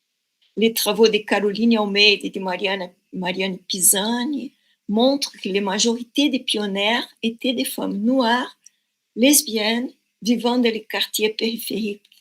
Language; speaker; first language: French; non-native, fluent; Portuguese